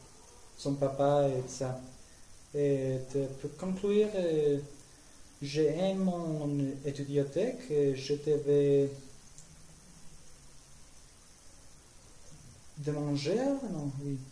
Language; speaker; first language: French; non-native, learner; Spanish